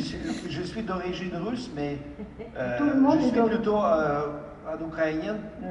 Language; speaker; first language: French; non-native, fluent; Russian